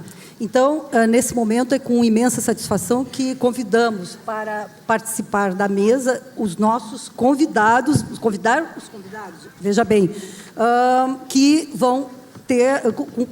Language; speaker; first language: Portuguese; native; Portuguese